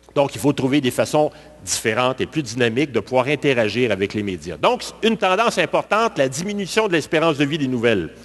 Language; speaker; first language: French; native; French